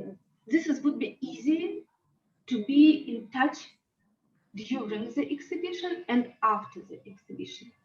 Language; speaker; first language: English; non-native, learner; Russian